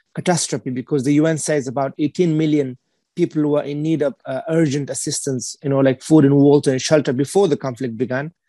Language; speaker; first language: English; non-native, fluent; Persian